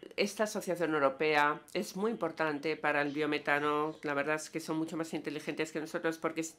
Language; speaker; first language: Spanish; non-native, fluent; Danish